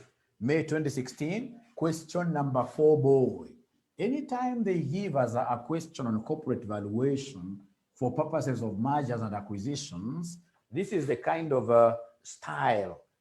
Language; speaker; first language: English; non-native, local second language; Swahili